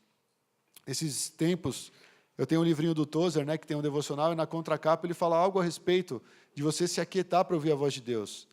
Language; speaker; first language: Portuguese; native; Portuguese